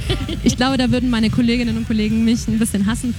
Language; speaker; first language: German; native; German